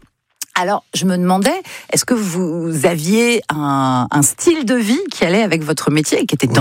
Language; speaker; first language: French; native; French